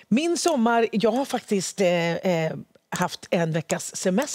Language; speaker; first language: Swedish; early bilingual, other home language; Spanish